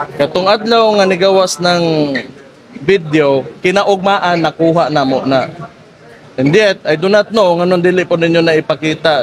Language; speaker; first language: Cebuano; native; Cebuano